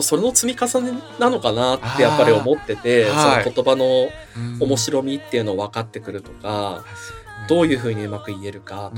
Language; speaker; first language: Japanese; native; Japanese